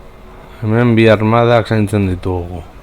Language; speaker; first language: Basque; native; Basque